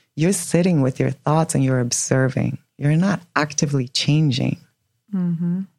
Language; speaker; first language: English; non-native, fluent; Swedish